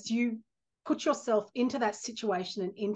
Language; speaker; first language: English; native; English